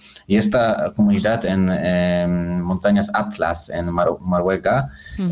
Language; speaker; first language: Spanish; non-native, fluent; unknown